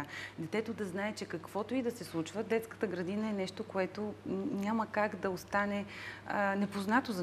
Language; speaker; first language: Bulgarian; native; Bulgarian